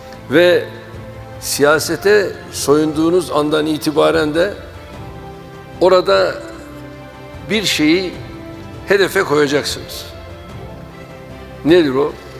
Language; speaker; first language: Turkish; native; Turkish